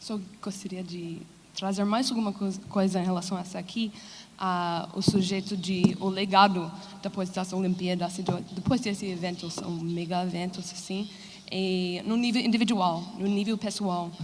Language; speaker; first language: Portuguese; non-native, fluent; English